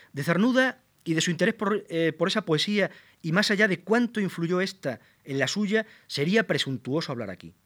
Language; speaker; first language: Spanish; native; Spanish